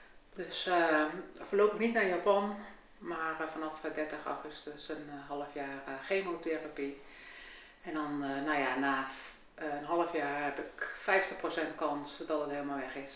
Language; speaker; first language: Dutch; native; Dutch